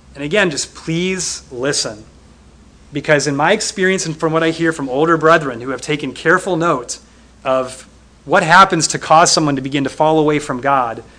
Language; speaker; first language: English; native; English